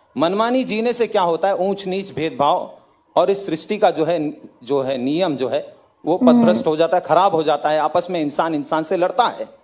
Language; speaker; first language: Hindi; native; Hindi